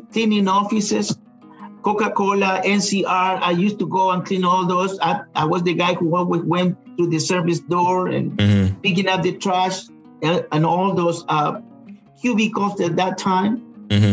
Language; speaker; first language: English; non-native, fluent; Spanish